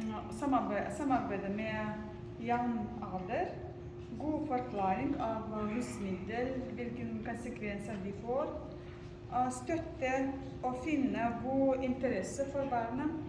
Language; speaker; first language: Norwegian; non-native, learner; Chechen